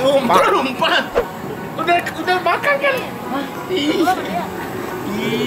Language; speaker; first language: Indonesian; non-native, fluent; Japanese